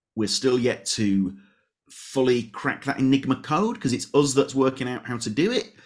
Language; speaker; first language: English; native; English